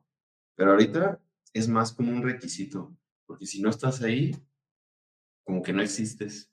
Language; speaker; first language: Spanish; native; Spanish